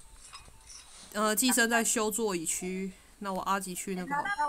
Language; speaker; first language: Chinese; native; Chinese